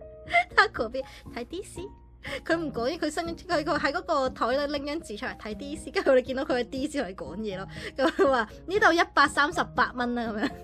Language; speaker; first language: Cantonese; native; Cantonese